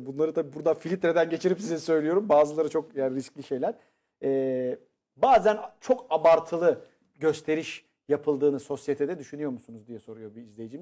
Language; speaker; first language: Turkish; native; Turkish